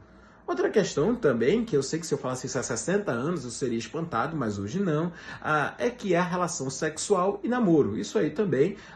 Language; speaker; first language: Portuguese; native; Portuguese